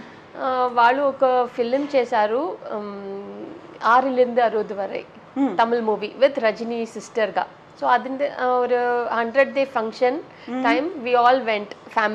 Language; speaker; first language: Telugu; non-native, local second language; Tamil